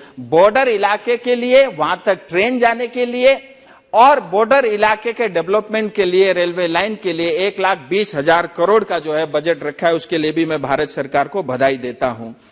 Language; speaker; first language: Hindi; non-native, local second language; Nepali